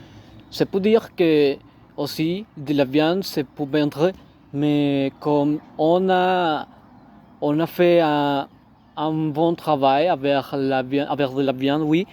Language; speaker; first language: French; non-native, learner; Spanish